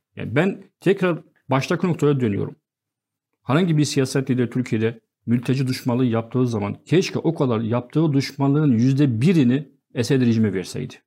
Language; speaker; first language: Turkish; non-native, fluent; Arabic